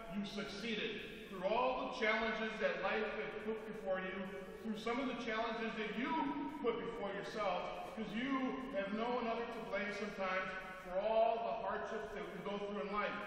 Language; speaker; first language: English; early bilingual, other home language; Spanish